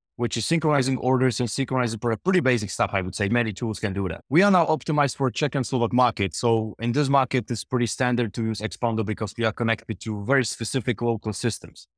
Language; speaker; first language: English; non-native, fluent; Czech